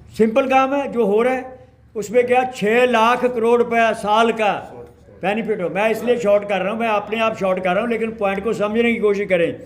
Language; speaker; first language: Hindi; native; Hindi